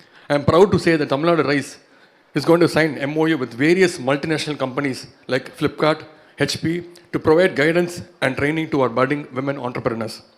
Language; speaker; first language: English; non-native, local second language; Tamil